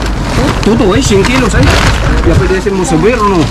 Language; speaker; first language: Spanish; non-native, learner; Filipino